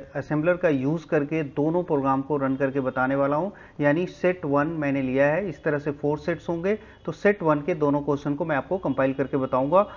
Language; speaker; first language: Hindi; native; Hindi